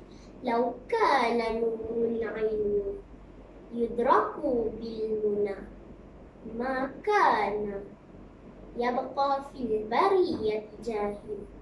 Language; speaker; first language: Arabic; non-native, learner; Malay